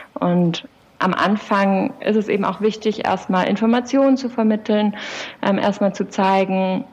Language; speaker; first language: German; native; German